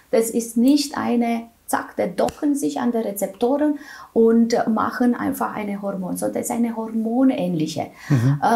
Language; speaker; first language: German; non-native, fluent; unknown